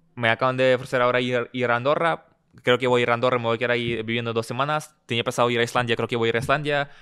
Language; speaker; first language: Spanish; early bilingual, other home language; Russian